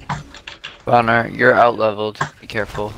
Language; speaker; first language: English; native; English